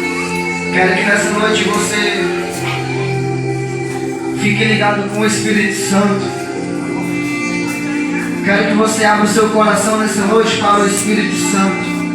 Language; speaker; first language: Portuguese; native; Portuguese